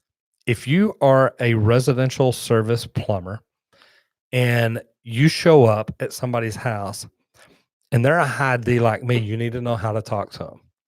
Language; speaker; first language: English; native; English